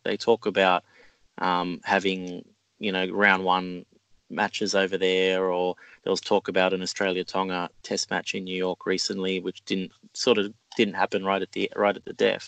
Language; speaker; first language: English; native; English